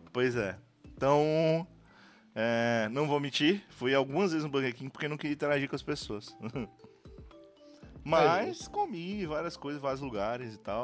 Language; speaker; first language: Portuguese; native; Portuguese